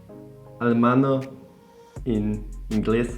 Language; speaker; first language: Spanish; non-native, learner; German